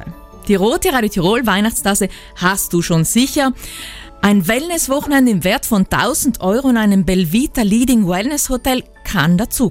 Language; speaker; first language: German; native; German